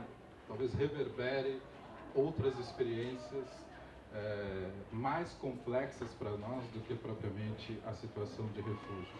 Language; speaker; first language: Portuguese; native; Portuguese